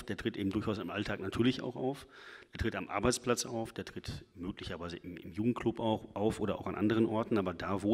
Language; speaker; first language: German; native; German